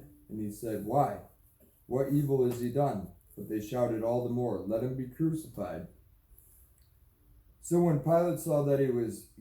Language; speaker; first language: English; native; English